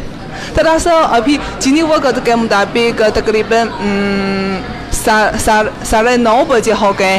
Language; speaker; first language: Hindi; non-native, fluent; Chinese